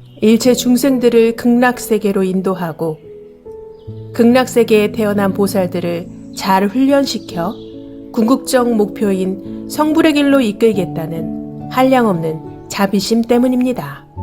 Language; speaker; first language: Korean; native; Korean